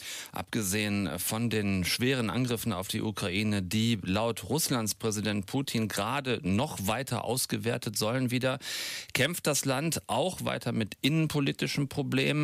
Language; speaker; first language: German; native; German